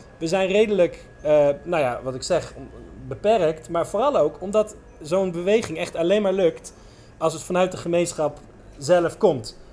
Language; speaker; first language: Dutch; native; Dutch